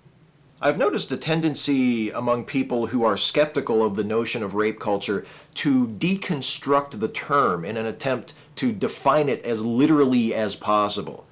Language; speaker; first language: English; native; English